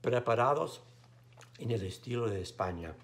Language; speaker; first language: Spanish; non-native, fluent; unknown